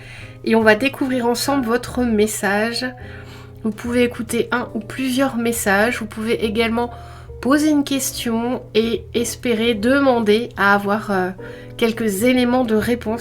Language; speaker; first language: French; native; French